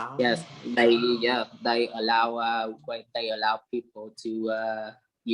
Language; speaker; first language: English; non-native, learner; Vietnamese